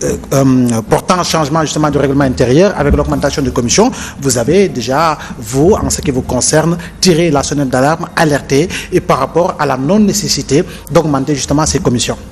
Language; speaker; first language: French; non-native, local second language; Wolof